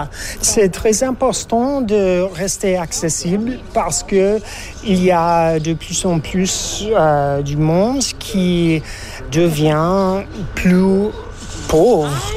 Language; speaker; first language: French; non-native, fluent; English